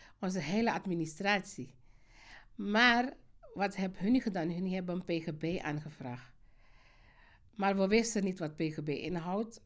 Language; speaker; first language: Dutch; non-native, fluent; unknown